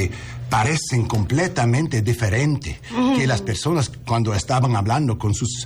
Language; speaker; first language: Spanish; early bilingual, heritage; English